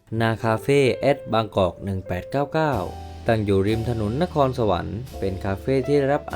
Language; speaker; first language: Thai; native; Thai